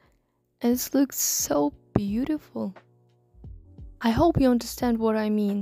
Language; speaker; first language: English; non-native, learner; Russian